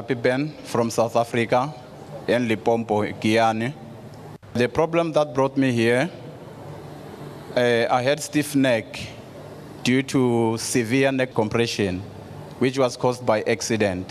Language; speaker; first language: English; non-native, local second language; Tsonga